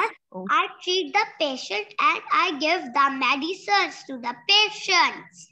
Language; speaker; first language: English; non-native, learner; Urdu